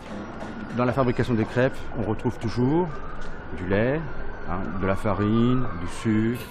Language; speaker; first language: French; native; French